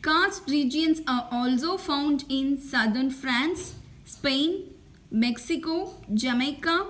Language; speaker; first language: English; non-native, local second language; Tamil